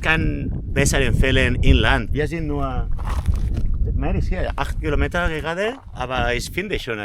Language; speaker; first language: German; non-native, learner; Spanish